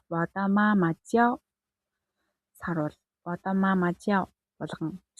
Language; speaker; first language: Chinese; non-native, fluent; Mongolian